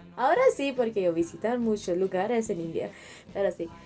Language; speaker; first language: Spanish; non-native, learner; Telugu